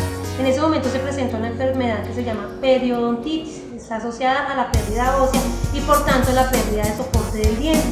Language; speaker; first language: Spanish; native; Spanish